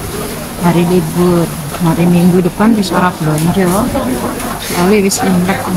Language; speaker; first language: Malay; non-native, local second language; Javanese